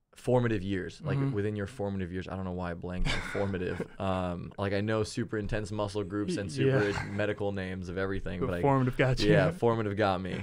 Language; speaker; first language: English; early bilingual, other home language; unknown